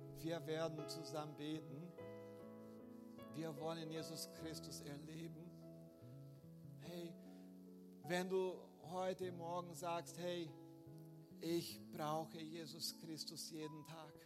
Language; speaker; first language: German; non-native, fluent; Portuguese